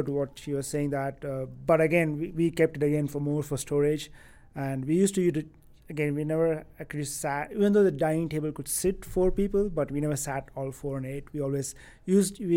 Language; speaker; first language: English; non-native, local second language; Tamil